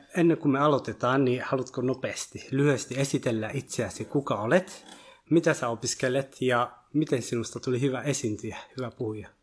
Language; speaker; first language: Finnish; early bilingual, other home language; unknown